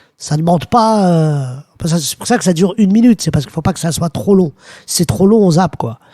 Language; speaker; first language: French; early bilingual, other home language; Arabic